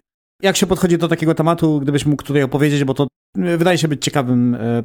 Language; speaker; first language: Polish; native; Polish